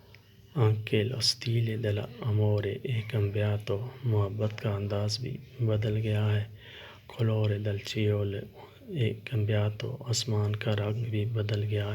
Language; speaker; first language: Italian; non-native, learner; Urdu